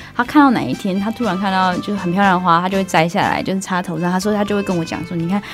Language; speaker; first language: Chinese; early bilingual, other home language; Burmese